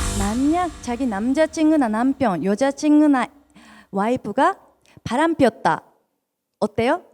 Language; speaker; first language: Korean; non-native, fluent; Japanese